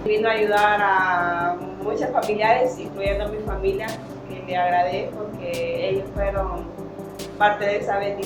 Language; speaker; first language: Spanish; native; Spanish